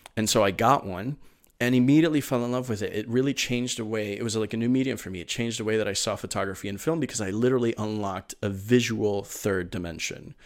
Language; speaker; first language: English; early bilingual, other home language; Spanish